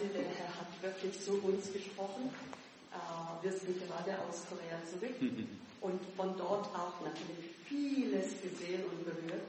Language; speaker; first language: German; non-native, fluent; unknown